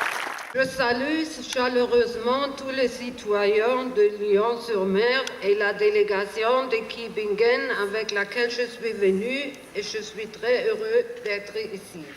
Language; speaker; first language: French; non-native, fluent; German